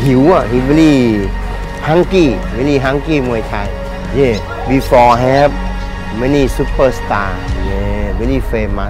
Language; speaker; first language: English; non-native, learner; Thai